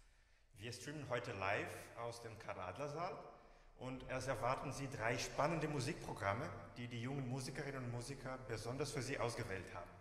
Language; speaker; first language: German; native; German